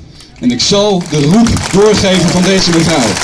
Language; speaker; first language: Dutch; native; Dutch